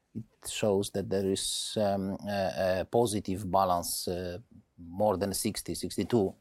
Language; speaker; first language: English; non-native, learner; Polish